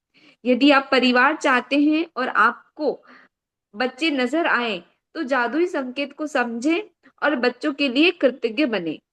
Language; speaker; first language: Hindi; native; Hindi